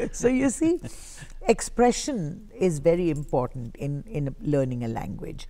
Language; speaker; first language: Bangla; non-native, learner; Tamil